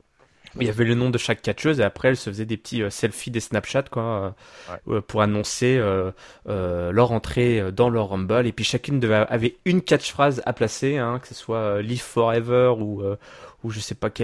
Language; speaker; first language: French; native; French